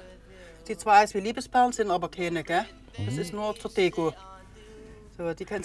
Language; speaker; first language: German; native; German